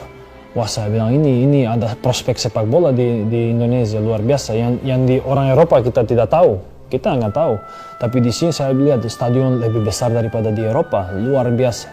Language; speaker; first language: Indonesian; non-native, fluent; Serbian